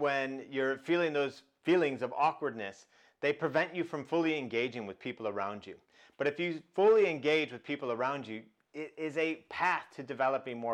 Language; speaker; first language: English; native; English